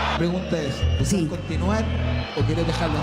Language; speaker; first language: Spanish; native; Spanish